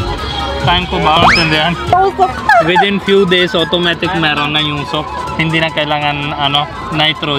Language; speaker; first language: Filipino; non-native, learner; Punjabi